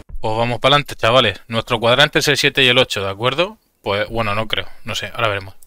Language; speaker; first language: Spanish; native; Spanish